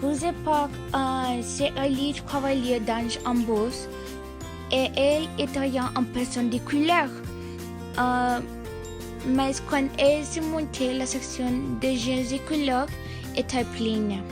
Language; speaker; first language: French; non-native, learner; English